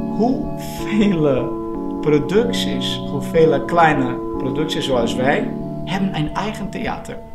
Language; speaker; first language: Dutch; non-native, fluent; Portuguese